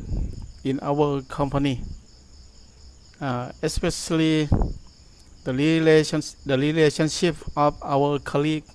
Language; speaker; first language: English; non-native, learner; Thai